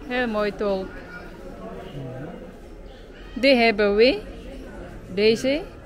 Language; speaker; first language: Dutch; non-native, learner; Filipino